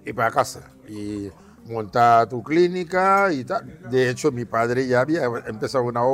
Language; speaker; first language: Spanish; non-native, fluent; Haitian Creole